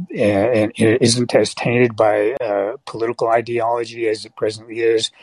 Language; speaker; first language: English; native; English